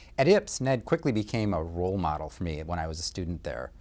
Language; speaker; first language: English; native; English